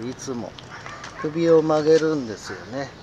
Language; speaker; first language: Japanese; native; Japanese